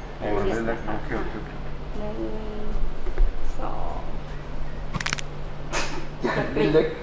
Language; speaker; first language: Thai; non-native, learner; Korean